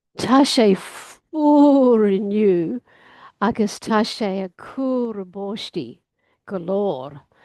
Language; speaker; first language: Irish; non-native, learner; English